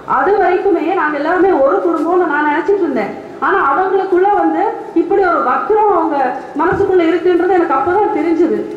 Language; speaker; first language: Tamil; non-native, local second language; Badaga